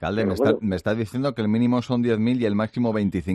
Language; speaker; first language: Spanish; native; Spanish